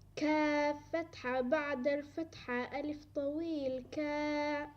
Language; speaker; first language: Arabic; non-native, learner; Somali